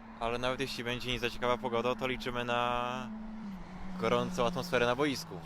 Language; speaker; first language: Polish; native; Polish